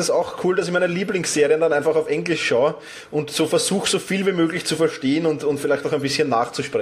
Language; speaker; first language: German; native; German